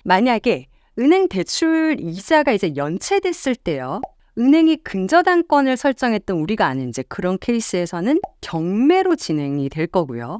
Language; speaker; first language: Korean; native; Korean